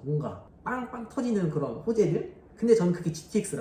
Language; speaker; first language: Korean; native; Korean